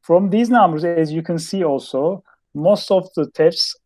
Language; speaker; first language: English; non-native, fluent; Turkish